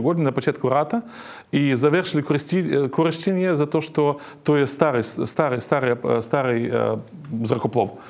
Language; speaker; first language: Croatian; non-native, learner; Ukrainian